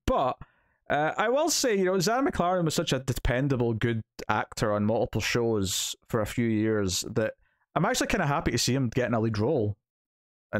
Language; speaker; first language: English; native; English